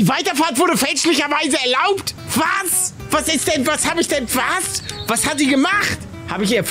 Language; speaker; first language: German; native; German